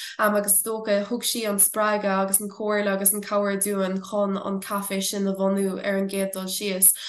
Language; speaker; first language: Irish; non-native, local second language; English